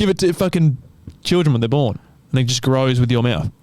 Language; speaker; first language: English; native; English